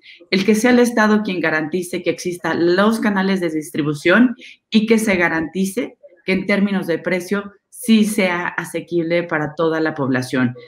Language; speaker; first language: Spanish; native; Spanish